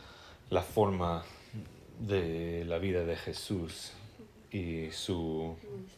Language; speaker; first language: Spanish; non-native, fluent; English